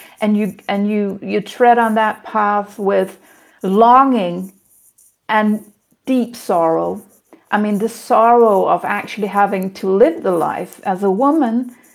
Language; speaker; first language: English; non-native, fluent; Danish